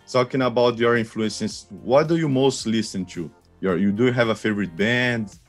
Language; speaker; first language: English; non-native, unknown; Portuguese